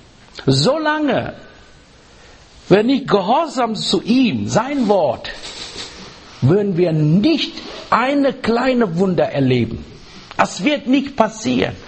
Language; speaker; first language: German; non-native, learner; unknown